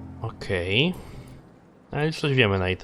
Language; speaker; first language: Polish; native; Polish